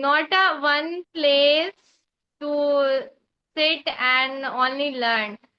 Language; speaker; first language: English; non-native, learner; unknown